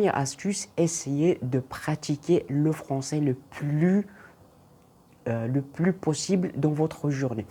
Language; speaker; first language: French; non-native, local second language; Arabic